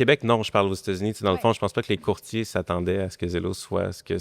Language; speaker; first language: French; native; French